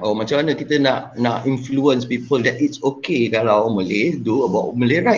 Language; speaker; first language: English; non-native, local second language; Malay